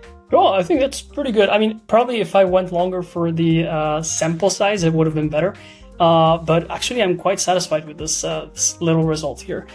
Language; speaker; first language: English; non-native, fluent; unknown